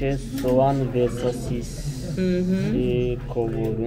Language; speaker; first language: Turkish; non-native, learner; Kazakh